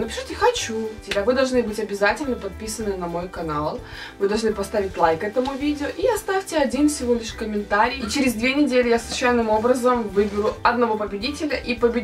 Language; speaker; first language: Russian; native; Russian